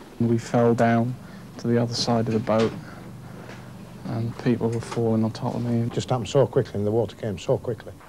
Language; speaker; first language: English; native; English